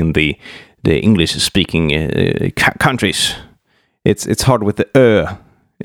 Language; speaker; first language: English; non-native, fluent; Swedish